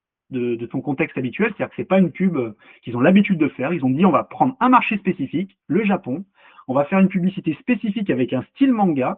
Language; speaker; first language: French; native; French